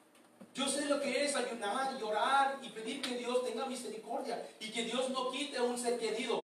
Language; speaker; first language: Spanish; early bilingual, heritage; Spanish